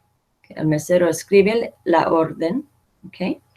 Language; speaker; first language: Spanish; non-native, fluent; English